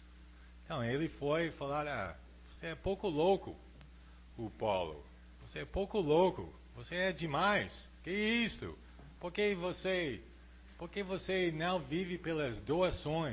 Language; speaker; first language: Portuguese; non-native, fluent; English